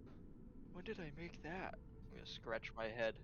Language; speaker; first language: English; native; English